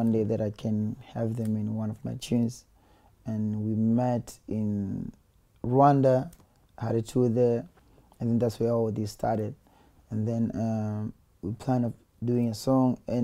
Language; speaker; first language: English; non-native, local second language; Swahili